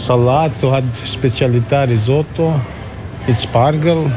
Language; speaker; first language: German; non-native, learner; Italian